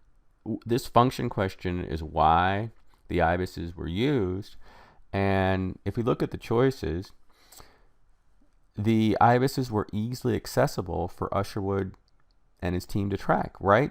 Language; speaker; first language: English; native; English